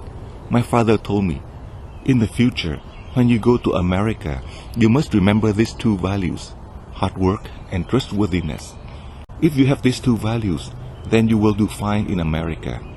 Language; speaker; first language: English; non-native, fluent; Vietnamese